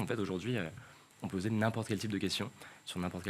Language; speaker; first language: French; native; French